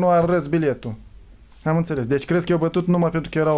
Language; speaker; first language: Romanian; native; Romanian